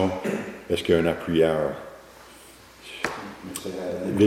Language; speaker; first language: French; native; French